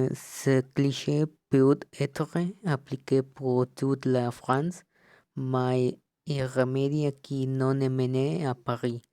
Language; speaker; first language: French; non-native, learner; Spanish